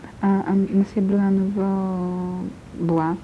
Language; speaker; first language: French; non-native, learner; Polish